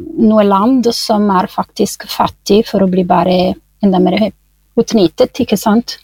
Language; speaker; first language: Norwegian; non-native, fluent; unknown